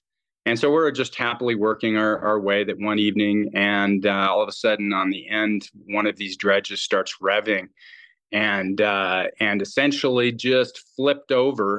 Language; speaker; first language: English; native; English